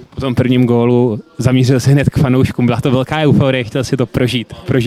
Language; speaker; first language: Czech; native; Czech